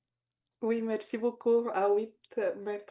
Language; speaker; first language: French; non-native, learner; Bulgarian